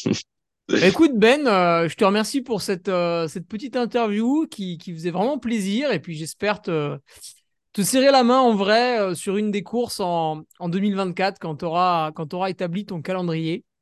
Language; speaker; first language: French; native; French